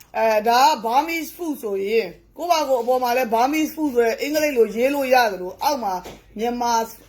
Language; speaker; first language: Burmese; native; Burmese